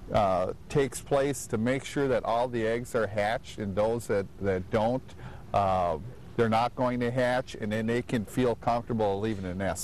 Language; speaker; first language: English; native; English